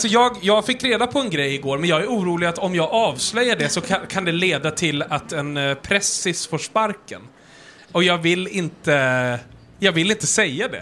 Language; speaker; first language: Swedish; native; Swedish